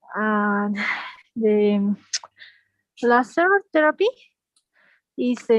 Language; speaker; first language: English; non-native, learner; Spanish